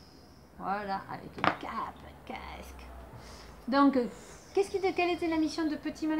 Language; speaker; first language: French; native; French